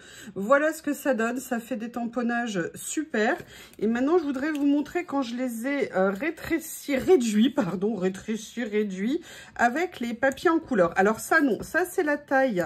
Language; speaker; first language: French; native; French